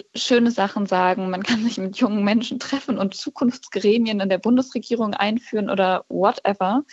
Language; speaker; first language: German; native; German